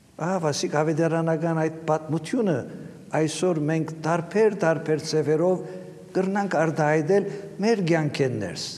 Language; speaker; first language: Armenian; early bilingual, heritage; Armenian